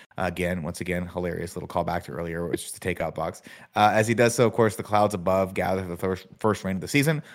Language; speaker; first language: English; native; English